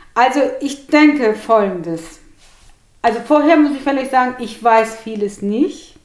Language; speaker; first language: German; early bilingual, other home language; Turkish